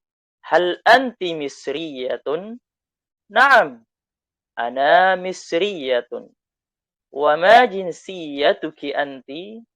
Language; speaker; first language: Arabic; non-native, fluent; Indonesian